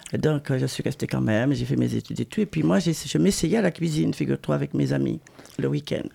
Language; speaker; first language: French; native; French